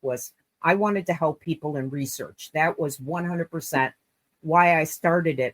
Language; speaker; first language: English; native; English